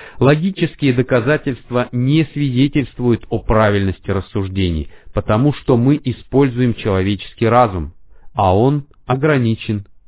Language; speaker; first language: Russian; non-native, fluent; Arabic